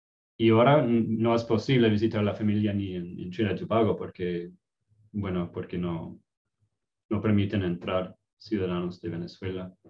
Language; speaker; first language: Spanish; non-native, fluent; English